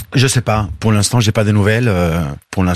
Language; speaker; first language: French; non-native, fluent; Spanish